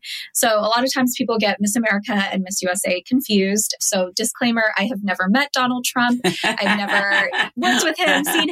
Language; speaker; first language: English; early bilingual, other home language; Telugu